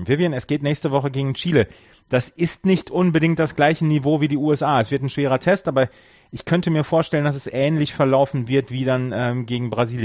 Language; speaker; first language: German; native; German